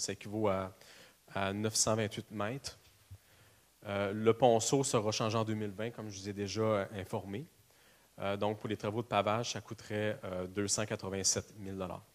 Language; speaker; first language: French; native; French